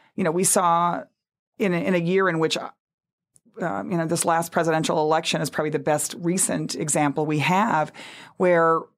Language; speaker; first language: English; native; English